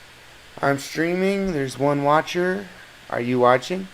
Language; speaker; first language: English; native; English